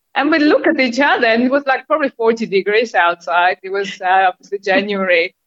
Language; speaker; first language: English; non-native, fluent; Armenian